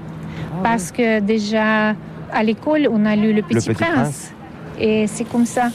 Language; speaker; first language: French; non-native, fluent; Russian